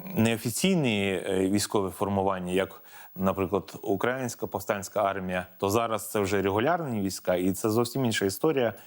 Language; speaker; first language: Ukrainian; native; Ukrainian